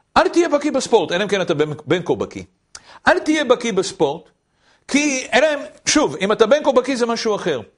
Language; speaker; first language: Hebrew; native; Hebrew